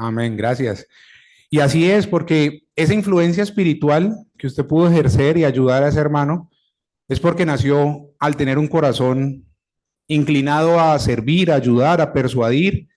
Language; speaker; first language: Spanish; native; Spanish